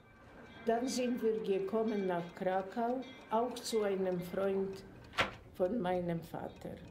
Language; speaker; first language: German; non-native, fluent; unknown